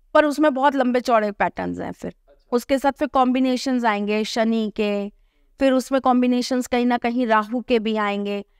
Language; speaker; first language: Hindi; native; Hindi